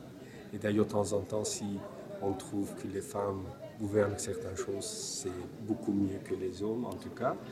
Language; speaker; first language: French; non-native, fluent; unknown